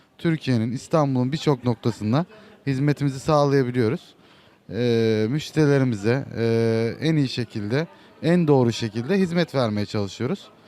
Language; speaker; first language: Turkish; native; Turkish